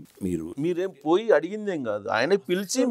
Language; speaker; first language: Telugu; native; Telugu